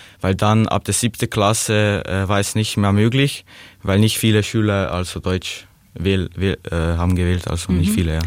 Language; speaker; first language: German; non-native, learner; Slovenian